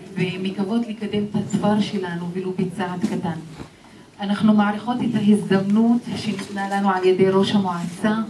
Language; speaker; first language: Hebrew; non-native, local second language; Arabic